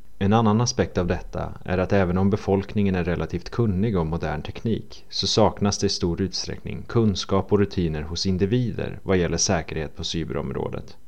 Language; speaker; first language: Swedish; native; Swedish